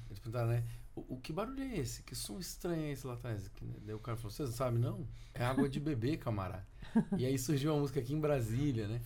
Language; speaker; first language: Portuguese; native; Portuguese